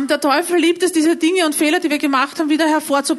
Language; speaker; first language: German; native; German